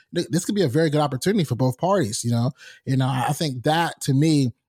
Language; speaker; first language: English; native; English